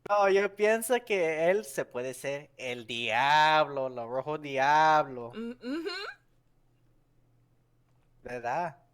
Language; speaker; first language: Spanish; non-native, learner; English